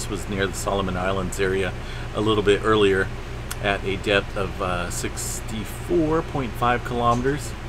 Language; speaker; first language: English; native; English